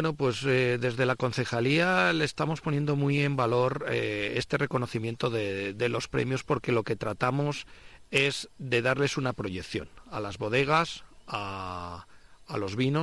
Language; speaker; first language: Spanish; native; Spanish